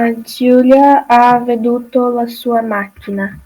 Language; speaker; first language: Italian; non-native, learner; Portuguese